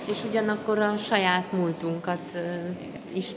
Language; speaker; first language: Hungarian; native; Hungarian